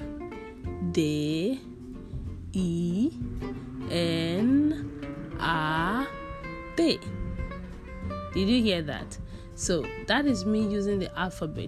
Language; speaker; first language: English; non-native, local second language; Yoruba